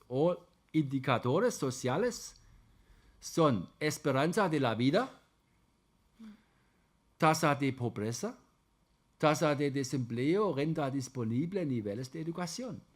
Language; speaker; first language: Spanish; non-native, fluent; German